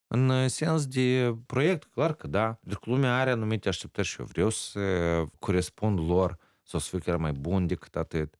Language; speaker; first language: Romanian; native; Romanian